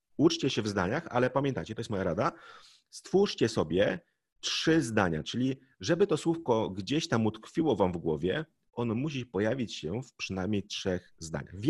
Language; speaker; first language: Polish; native; Polish